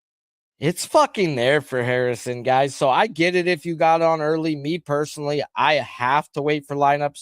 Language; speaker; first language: English; native; English